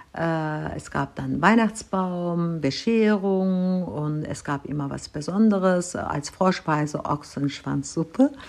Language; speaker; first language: German; non-native, fluent; Turkish